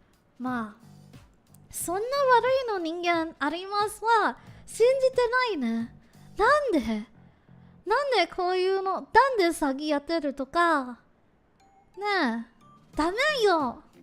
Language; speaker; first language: Japanese; non-native, learner; English